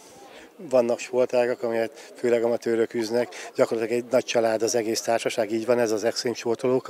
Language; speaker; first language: Hungarian; native; Hungarian